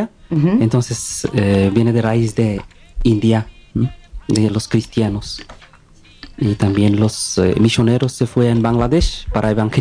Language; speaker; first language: Spanish; non-native, learner; Bangla